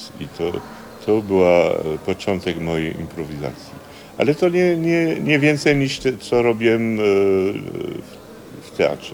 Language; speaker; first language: Polish; early bilingual, heritage; Polish